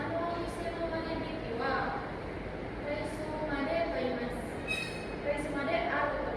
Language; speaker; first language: Japanese; non-native, learner; Indonesian